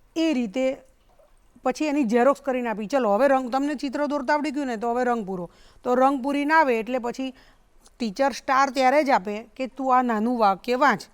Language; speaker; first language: Gujarati; native; Gujarati